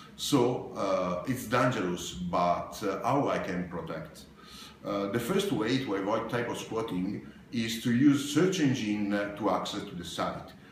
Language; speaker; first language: English; non-native, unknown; Italian